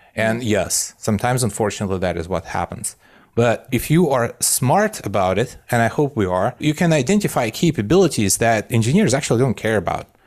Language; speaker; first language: English; non-native, fluent; Russian